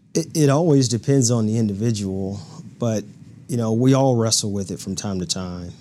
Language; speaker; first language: English; native; English